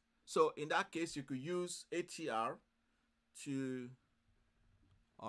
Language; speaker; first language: English; non-native, fluent; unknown